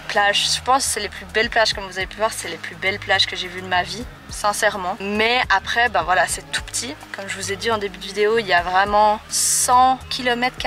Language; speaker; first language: French; native; French